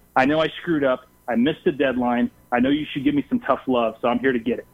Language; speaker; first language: English; non-native, fluent; Portuguese